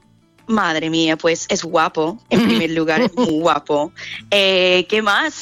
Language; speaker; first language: Spanish; non-native, fluent; English